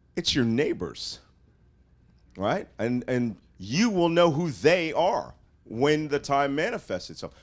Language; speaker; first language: English; native; English